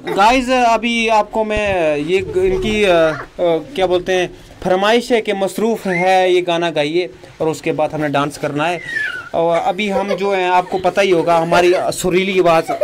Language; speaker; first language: Hindi; non-native, local second language; Dogri